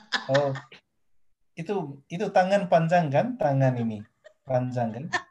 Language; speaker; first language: Indonesian; non-native, fluent; Nepali